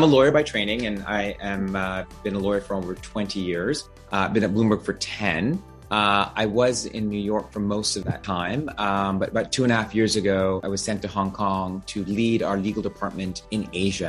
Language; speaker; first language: English; non-native, fluent; Gujarati